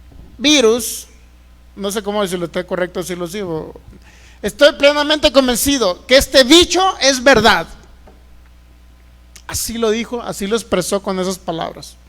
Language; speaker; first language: Spanish; native; Spanish